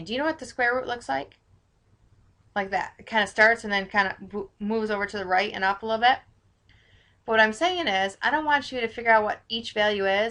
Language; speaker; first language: English; native; English